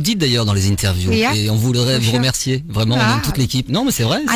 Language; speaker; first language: French; native; French